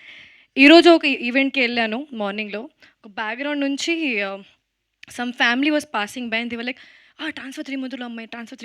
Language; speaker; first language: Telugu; non-native, fluent; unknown